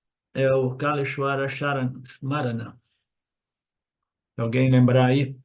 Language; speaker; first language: Portuguese; native; Portuguese